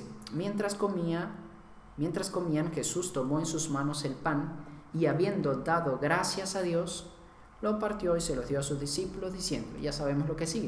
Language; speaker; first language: Spanish; native; Spanish